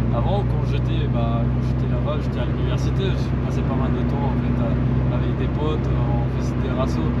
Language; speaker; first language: French; non-native, fluent; Spanish